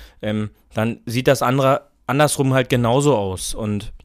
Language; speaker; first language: German; native; German